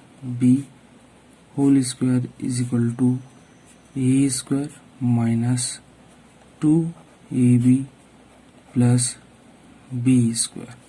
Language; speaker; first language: English; non-native, local second language; Hindi